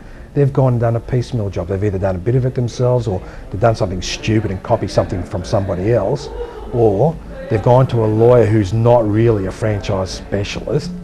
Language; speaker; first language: English; native; English